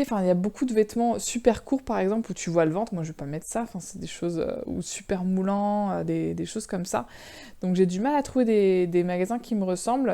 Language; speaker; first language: French; native; French